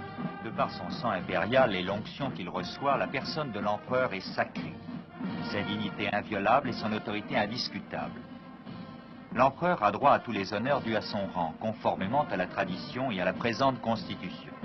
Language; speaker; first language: French; native; French